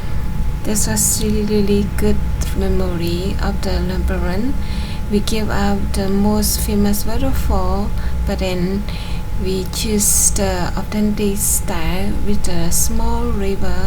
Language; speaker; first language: English; non-native, learner; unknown